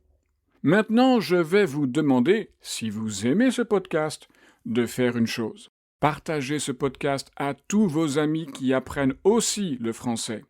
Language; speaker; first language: French; native; French